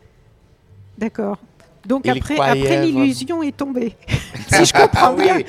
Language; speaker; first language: French; native; French